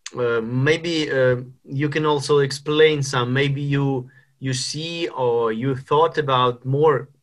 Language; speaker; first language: English; non-native, fluent; Ukrainian